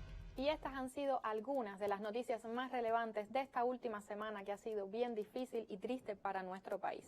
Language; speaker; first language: Spanish; native; Spanish